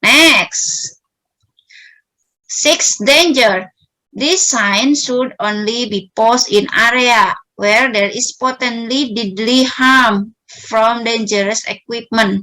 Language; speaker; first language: English; non-native, learner; Indonesian